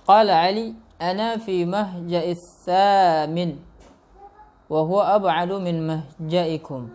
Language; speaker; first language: Arabic; non-native, fluent; Indonesian